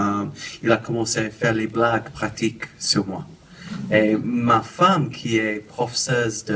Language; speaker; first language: French; non-native, fluent; English